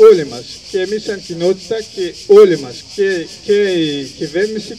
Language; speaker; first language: Greek; non-native, fluent; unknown